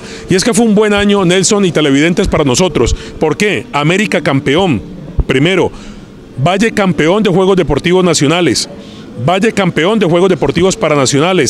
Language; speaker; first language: Spanish; native; Spanish